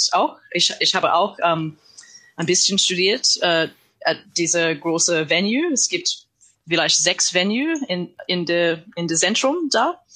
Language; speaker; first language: German; non-native, learner; English